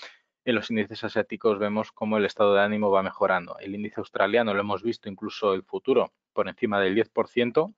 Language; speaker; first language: Spanish; native; Spanish